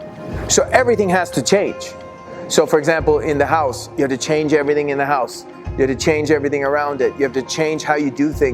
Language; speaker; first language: English; native; English